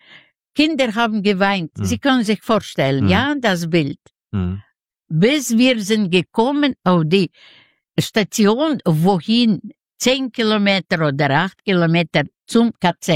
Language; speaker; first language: German; non-native, fluent; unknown